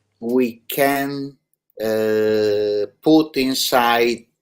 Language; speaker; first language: English; non-native, learner; Italian